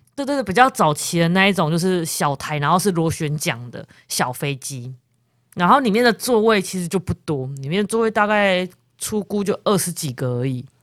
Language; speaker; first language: Chinese; native; Chinese